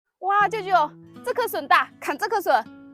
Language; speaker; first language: Chinese; native; Chinese